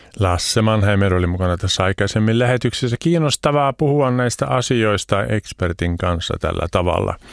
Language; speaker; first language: Finnish; early bilingual, heritage; Swedish